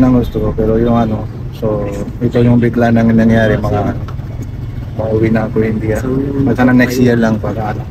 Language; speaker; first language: Filipino; non-native, learner; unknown